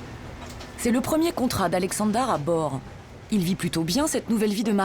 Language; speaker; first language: French; native; French